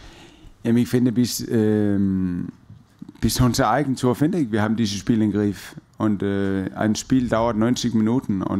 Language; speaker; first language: German; non-native, fluent; Danish